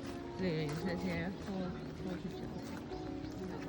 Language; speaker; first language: Cantonese; native; Cantonese